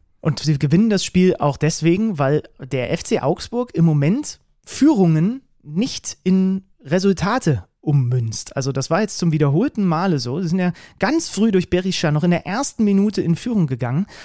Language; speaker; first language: German; native; German